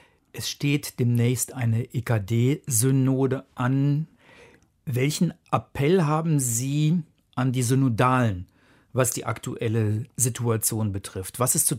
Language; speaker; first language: German; native; German